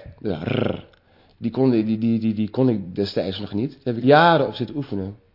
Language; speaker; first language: Dutch; native; Dutch